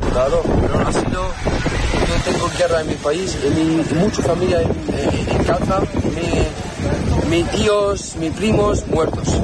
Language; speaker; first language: Spanish; non-native, learner; Arabic